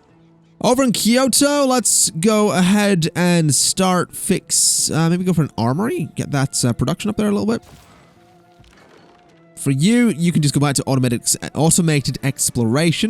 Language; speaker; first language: English; native; English